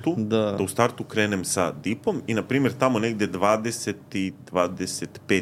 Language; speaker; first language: Serbian; native; Serbian